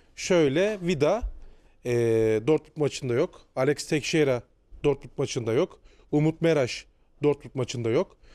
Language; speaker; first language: Turkish; native; Turkish